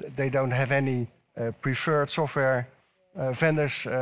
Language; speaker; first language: English; non-native, fluent; Dutch